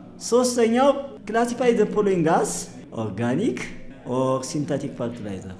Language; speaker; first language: English; non-native, fluent; Amharic